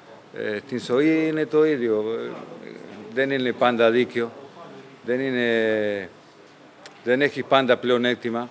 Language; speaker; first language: Greek; non-native, fluent; Spanish